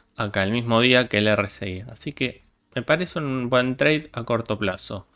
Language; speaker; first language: Spanish; native; Spanish